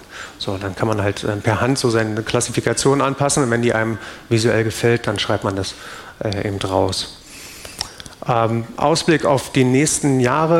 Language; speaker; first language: German; native; German